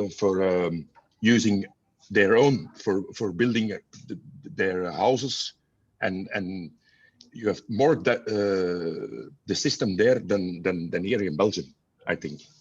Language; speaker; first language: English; non-native, learner; Dutch